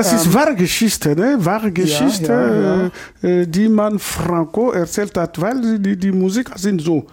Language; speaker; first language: German; non-native, learner; Lingala